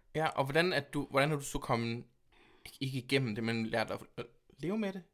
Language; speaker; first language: Danish; native; Danish